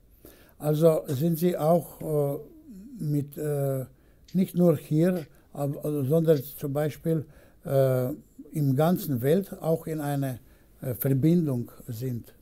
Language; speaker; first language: German; non-native, learner; Slovenian